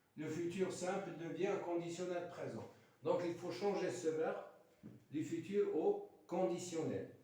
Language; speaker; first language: French; non-native, local second language; Arabic